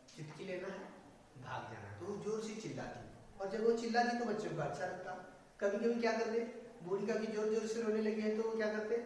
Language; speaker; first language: Hindi; non-native, local second language; Marathi